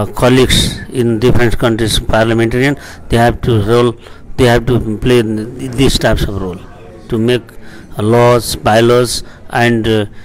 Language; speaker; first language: English; non-native, local second language; Nepali